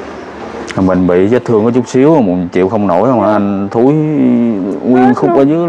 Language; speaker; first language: Vietnamese; native; Vietnamese